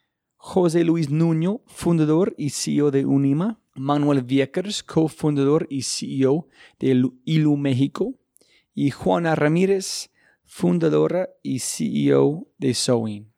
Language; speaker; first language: Spanish; non-native, learner; English